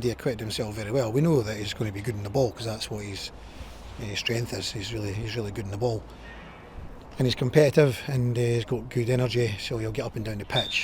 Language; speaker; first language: English; native; English